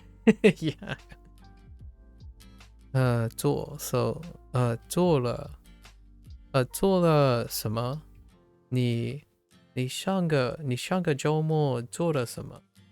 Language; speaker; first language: Chinese; non-native, learner; English